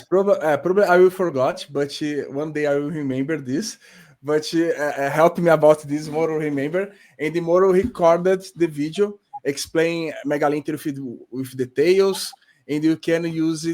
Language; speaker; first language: English; non-native, learner; Portuguese